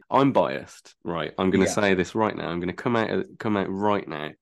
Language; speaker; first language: English; native; English